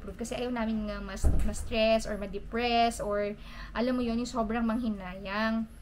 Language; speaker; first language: Filipino; native; Filipino